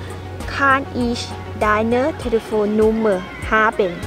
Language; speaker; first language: German; non-native, learner; Thai